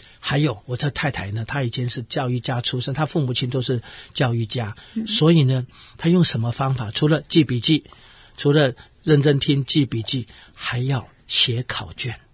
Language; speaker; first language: Chinese; native; Chinese